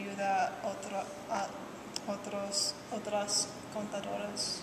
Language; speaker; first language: Spanish; non-native, learner; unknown